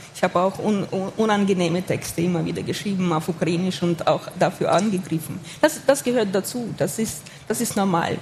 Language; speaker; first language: German; non-native, fluent; Ukrainian